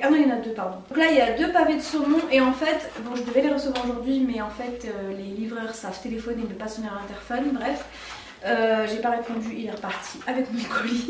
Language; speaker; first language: French; native; French